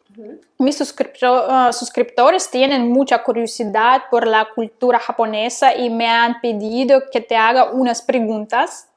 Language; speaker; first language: Spanish; non-native, fluent; Russian